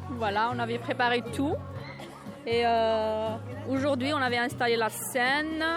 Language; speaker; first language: French; non-native, local second language; Kabyle